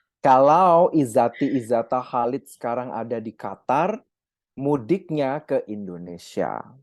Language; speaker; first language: Indonesian; native; Indonesian